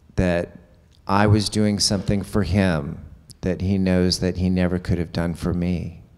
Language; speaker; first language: English; native; English